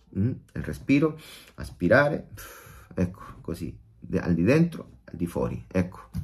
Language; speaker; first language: Italian; non-native, fluent; Spanish